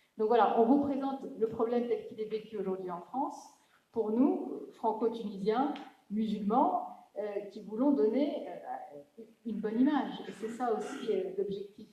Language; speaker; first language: French; non-native, local second language; Arabic